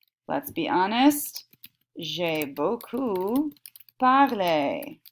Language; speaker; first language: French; non-native, fluent; English